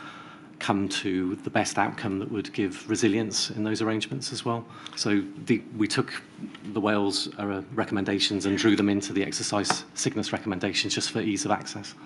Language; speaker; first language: English; native; English